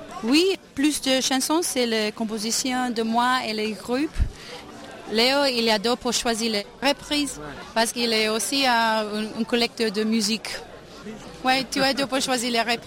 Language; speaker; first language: French; non-native, learner; English